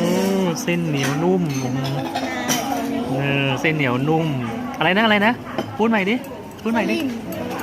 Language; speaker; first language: Thai; native; Thai